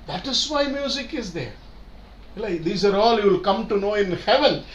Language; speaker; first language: English; non-native, local second language; Tamil